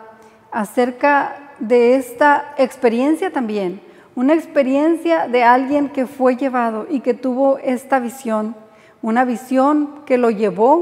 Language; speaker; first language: Spanish; native; Spanish